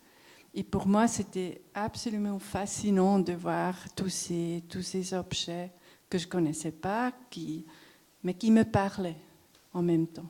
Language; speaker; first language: French; non-native, local second language; German